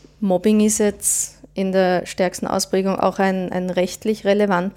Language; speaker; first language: German; native; German